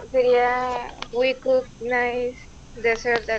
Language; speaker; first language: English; non-native, learner; Spanish